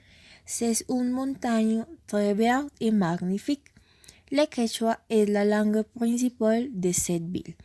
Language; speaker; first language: French; non-native, learner; Spanish